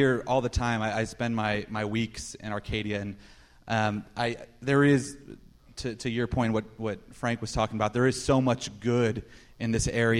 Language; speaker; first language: English; native; English